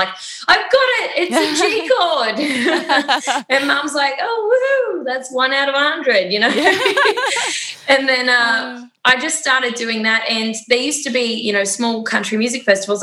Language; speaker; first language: English; native; English